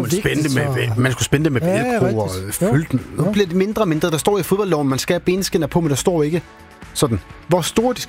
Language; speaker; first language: Danish; native; Danish